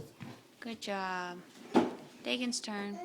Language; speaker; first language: English; native; English